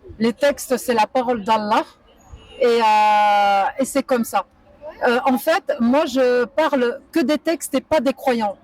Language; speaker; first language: French; native; French